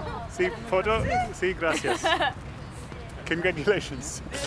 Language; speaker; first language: Spanish; non-native, learner; English